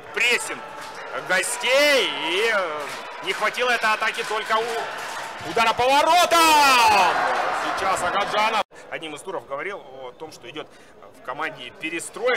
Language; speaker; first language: Russian; native; Russian